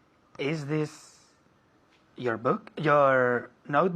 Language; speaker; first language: English; non-native, learner; Spanish